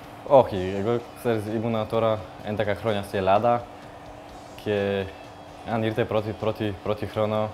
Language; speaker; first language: Greek; non-native, learner; Polish